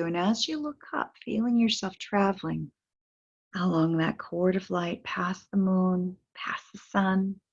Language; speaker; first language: English; native; English